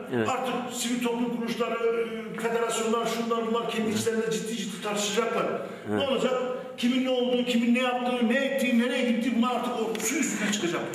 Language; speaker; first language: Turkish; native; Turkish